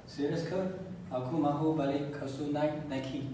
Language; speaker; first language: Indonesian; non-native, learner; Chinese